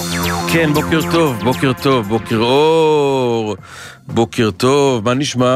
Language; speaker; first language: Hebrew; native; Hebrew